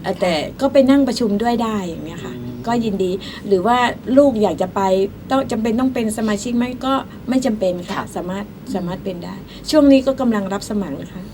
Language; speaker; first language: Thai; native; Thai